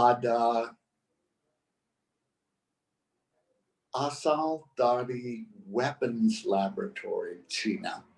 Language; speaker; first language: Indonesian; non-native, fluent; English